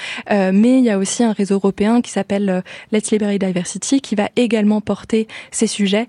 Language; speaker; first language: French; native; French